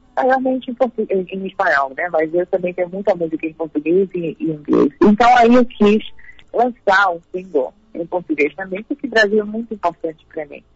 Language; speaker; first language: Portuguese; early bilingual, heritage; Spanish